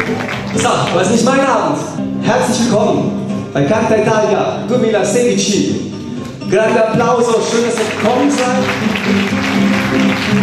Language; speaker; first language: German; early bilingual, other home language; Italian